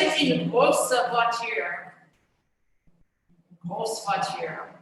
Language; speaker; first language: French; non-native, fluent; English